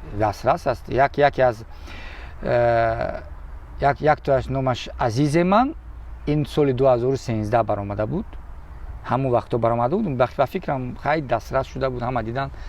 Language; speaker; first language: Tajik; native; Tajik